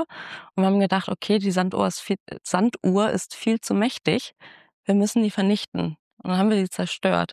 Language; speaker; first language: German; native; German